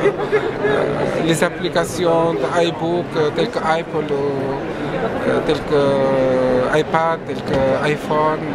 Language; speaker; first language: French; non-native, local second language; Arabic